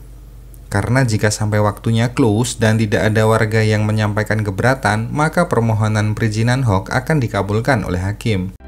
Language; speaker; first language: Indonesian; native; Indonesian